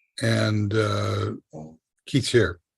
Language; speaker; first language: English; native; English